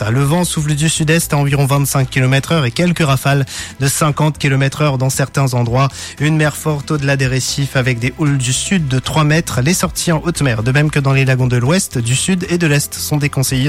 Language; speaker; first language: French; non-native, local second language; Morisyen